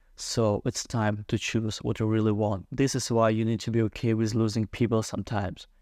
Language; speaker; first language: English; non-native, fluent; Russian